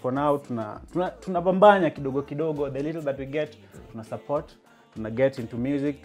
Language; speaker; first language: English; non-native, local second language; Luo (Kenya and Tanzania)